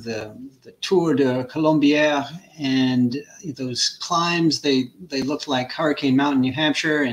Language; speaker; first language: English; native; English